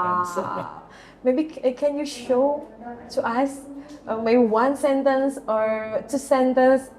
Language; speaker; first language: English; non-native, learner; Indonesian